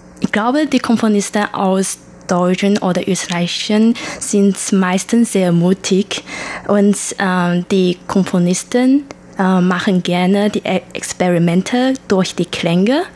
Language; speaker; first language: German; non-native, learner; Chinese